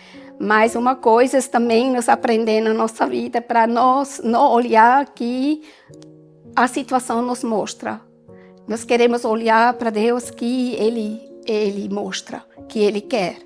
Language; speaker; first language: Portuguese; non-native, learner; German